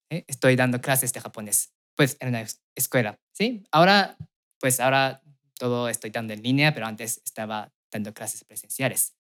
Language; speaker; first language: Spanish; non-native, fluent; Japanese